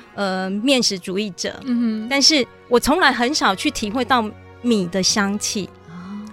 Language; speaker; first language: Chinese; native; Chinese